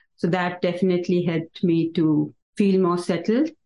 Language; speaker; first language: English; non-native, local second language; Hindi